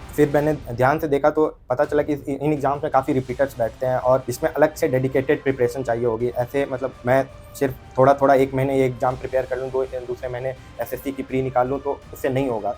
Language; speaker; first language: Hindi; native; Hindi